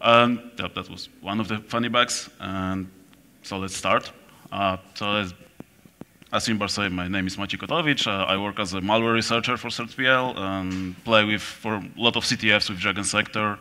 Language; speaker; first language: English; non-native, fluent; Polish